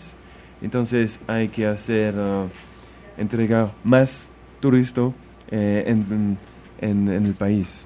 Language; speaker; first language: Spanish; non-native, learner; French